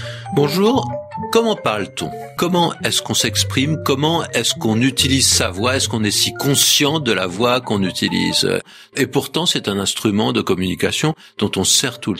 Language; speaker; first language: French; native; French